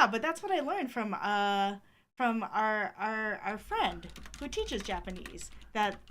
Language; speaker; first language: English; native; English